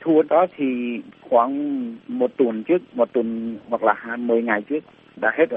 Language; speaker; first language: Vietnamese; early bilingual, heritage; Vietnamese